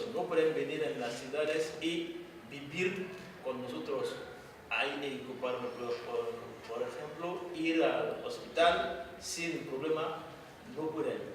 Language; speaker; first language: Spanish; non-native, fluent; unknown